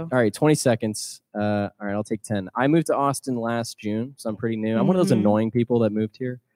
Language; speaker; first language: English; native; English